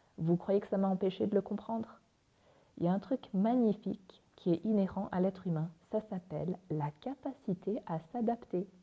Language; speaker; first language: French; native; French